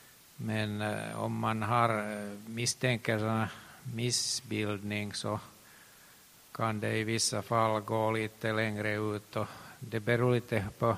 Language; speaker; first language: Swedish; non-native, local second language; Finnish